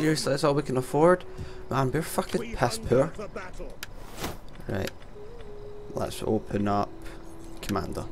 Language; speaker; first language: English; native; English